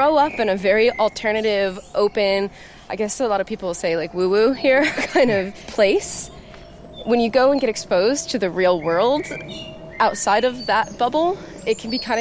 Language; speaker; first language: English; native; English